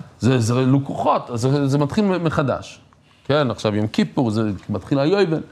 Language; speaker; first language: Hebrew; non-native, fluent; English